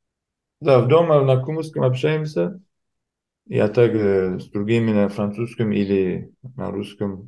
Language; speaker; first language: Russian; early bilingual, heritage; Kumyk